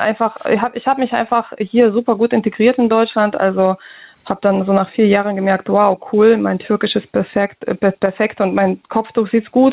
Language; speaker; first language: German; early bilingual, other home language; Russian